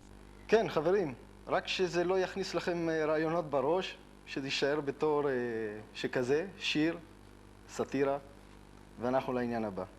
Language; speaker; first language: Hebrew; native; Hebrew